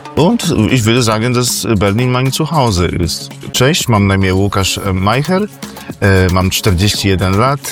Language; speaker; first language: German; non-native, fluent; Polish